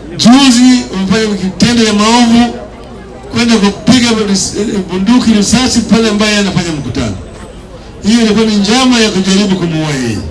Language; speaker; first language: Swahili; non-native, local second language; Gusii